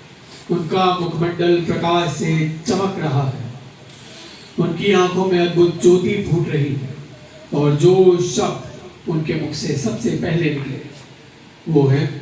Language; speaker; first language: Hindi; native; Hindi